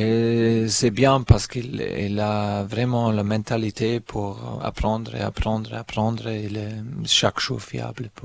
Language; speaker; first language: French; non-native, learner; German